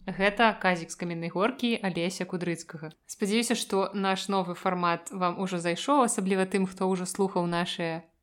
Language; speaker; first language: Belarusian; native; Belarusian